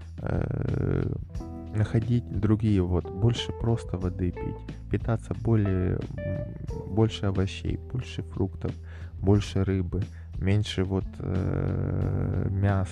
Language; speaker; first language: Russian; native; Russian